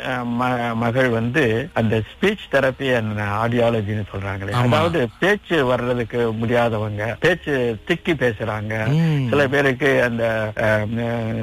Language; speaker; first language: Tamil; native; Tamil